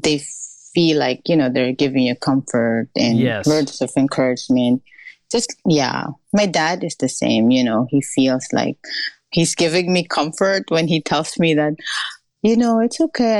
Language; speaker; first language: English; non-native, local second language; Filipino